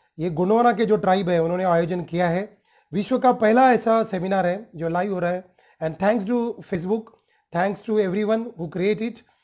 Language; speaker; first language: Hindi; non-native, local second language; Marathi